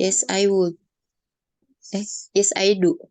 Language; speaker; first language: English; non-native, learner; Indonesian